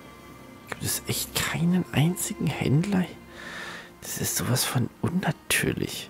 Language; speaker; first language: German; native; German